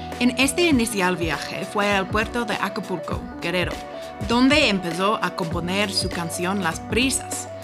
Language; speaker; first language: Spanish; non-native, fluent; English